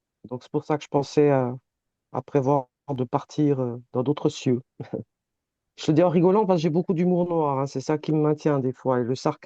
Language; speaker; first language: French; native; French